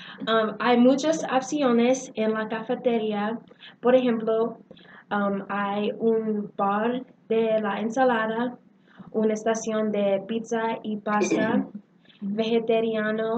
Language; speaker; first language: Spanish; non-native, learner; English